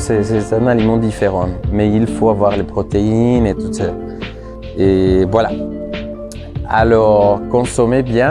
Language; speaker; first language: French; non-native, fluent; Spanish